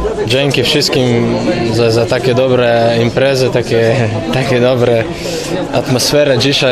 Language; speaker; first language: Polish; non-native, learner; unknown